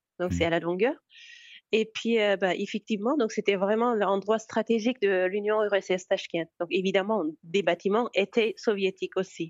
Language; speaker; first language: French; non-native, fluent; Uzbek